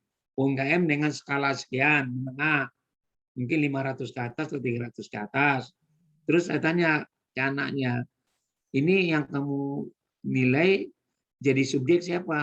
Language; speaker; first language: Indonesian; native; Indonesian